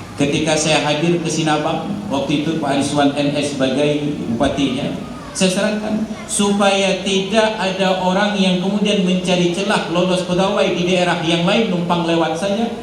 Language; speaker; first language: Malay; non-native, local second language; Achinese